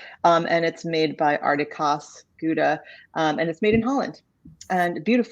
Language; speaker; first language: English; native; English